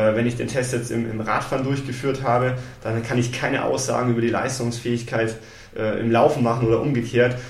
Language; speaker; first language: German; native; German